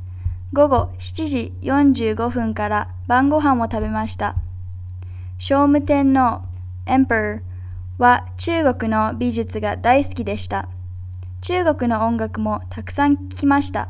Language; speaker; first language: Japanese; non-native, learner; English